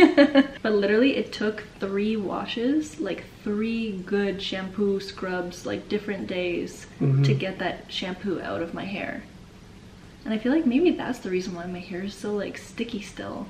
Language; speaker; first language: English; native; English